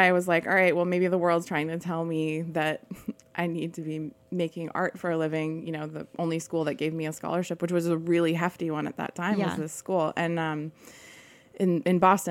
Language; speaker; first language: English; native; English